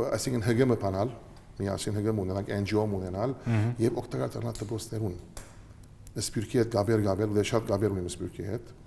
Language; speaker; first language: Armenian; early bilingual, heritage; Armenian